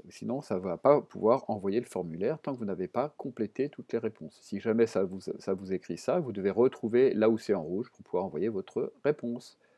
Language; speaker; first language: French; native; French